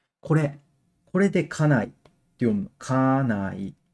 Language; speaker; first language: Japanese; native; Japanese